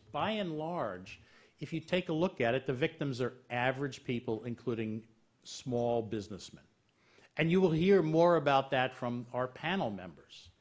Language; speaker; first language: English; native; English